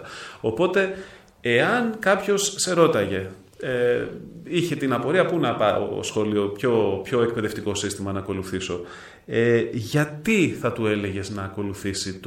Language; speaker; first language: Greek; native; Greek